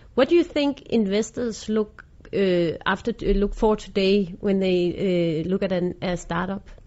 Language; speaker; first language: English; non-native, fluent; Danish